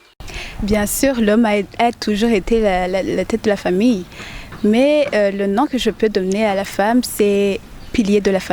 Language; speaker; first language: French; non-native, local second language; Rundi